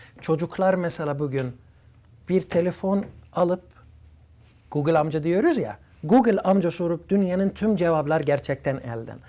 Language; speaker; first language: Turkish; early bilingual, other home language; Arabic